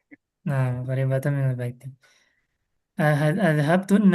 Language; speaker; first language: Arabic; non-native, fluent; Indonesian